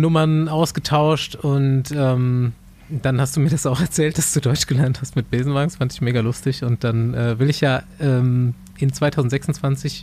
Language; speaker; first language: German; native; German